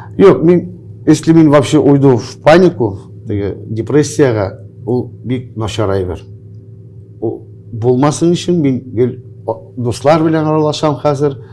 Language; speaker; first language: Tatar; non-native, local second language; Russian